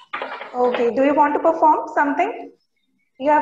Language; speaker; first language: English; non-native, local second language; Hindi